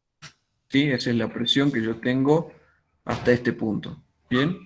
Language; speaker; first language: Spanish; native; Spanish